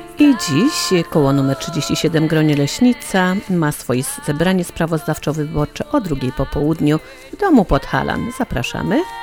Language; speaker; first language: Polish; native; Polish